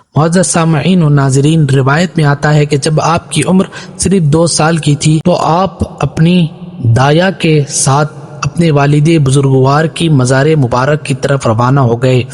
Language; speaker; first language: Urdu; native; Urdu